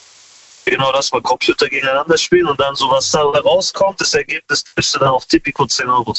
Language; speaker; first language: German; early bilingual, other home language; Kurdish